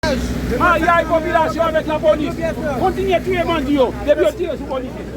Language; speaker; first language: French; non-native, local second language; Haitian Creole